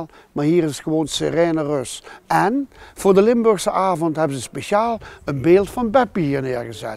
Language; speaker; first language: Dutch; native; Dutch